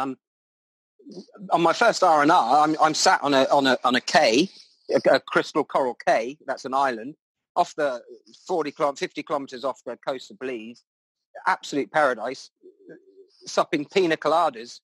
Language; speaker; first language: English; native; English